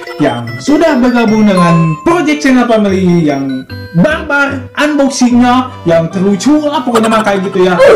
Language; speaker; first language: Indonesian; non-native, local second language; Sundanese